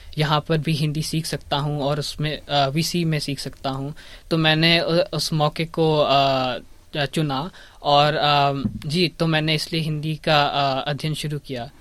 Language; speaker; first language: Hindi; early bilingual, heritage; Hindi